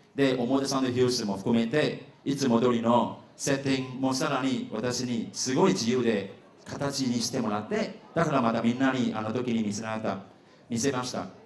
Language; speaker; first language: Japanese; non-native, fluent; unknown